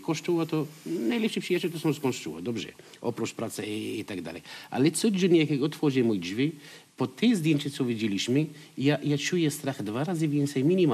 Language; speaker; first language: Polish; non-native, learner; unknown